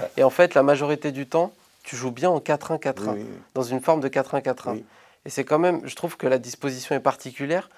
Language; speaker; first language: French; native; French